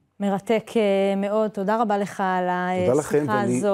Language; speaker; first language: Hebrew; native; Hebrew